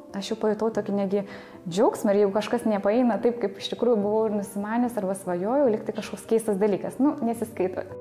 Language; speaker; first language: Lithuanian; native; Lithuanian